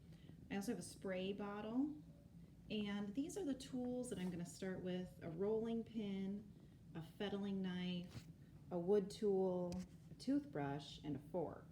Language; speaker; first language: English; native; English